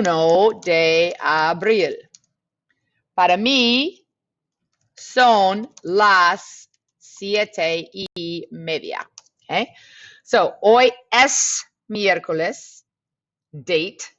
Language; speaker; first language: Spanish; non-native, fluent; English